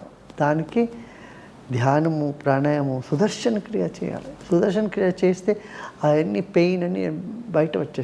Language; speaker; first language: Telugu; non-native, local second language; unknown